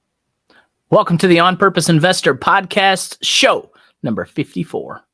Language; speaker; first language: English; native; English